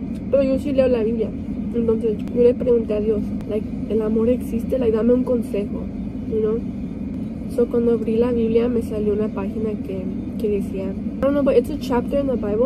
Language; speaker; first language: Spanish; early bilingual, heritage; Spanish